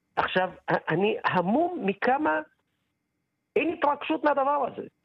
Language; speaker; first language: Hebrew; native; Hebrew